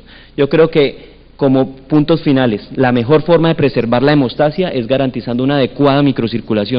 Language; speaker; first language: Spanish; native; Spanish